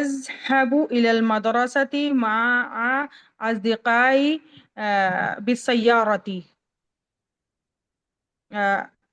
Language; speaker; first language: Arabic; non-native, learner; Urdu